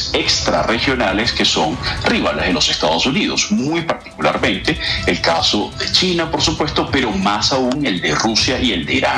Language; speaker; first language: Spanish; native; Spanish